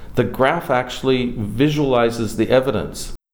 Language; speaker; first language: English; native; English